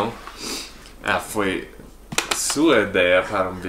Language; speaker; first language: Portuguese; non-native, fluent; English